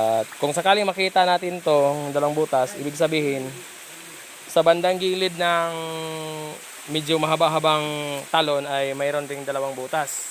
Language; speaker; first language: Filipino; non-native, local second language; Cebuano